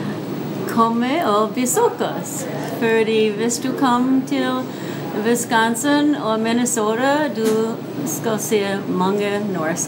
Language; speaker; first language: Norwegian; early bilingual, heritage; English